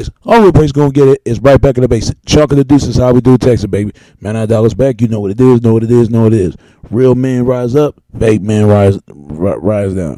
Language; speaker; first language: English; native; English